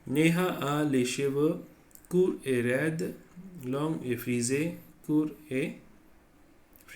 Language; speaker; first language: French; non-native, fluent; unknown